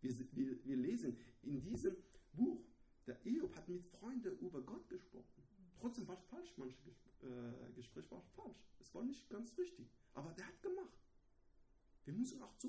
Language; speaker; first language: German; non-native, learner; Persian